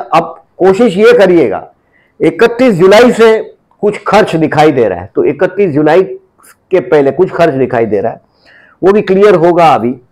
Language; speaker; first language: Hindi; native; Hindi